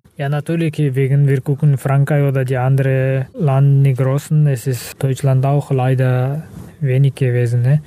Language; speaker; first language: German; non-native, learner; Kazakh